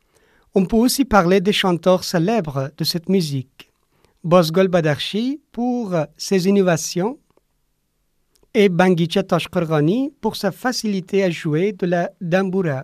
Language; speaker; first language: French; non-native, fluent; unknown